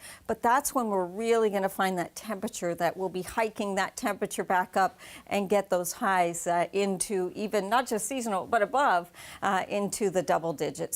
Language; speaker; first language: English; native; English